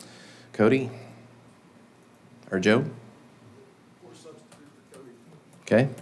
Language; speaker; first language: English; native; English